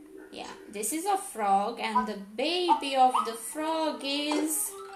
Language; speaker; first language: English; non-native, fluent; Romanian